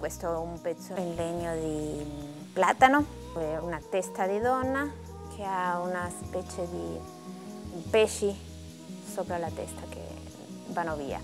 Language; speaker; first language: Italian; non-native, fluent; Spanish